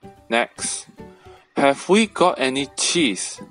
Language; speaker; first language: English; non-native, local second language; Chinese